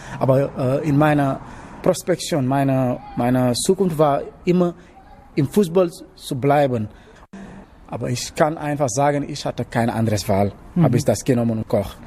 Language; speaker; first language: German; non-native, learner; Wolof